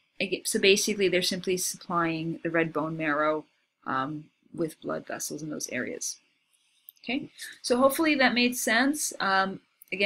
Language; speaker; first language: English; native; English